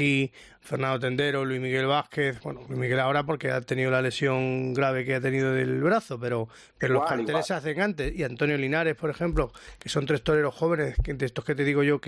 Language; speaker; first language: Spanish; native; Spanish